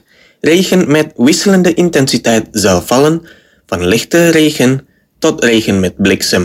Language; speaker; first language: Dutch; non-native, fluent; Indonesian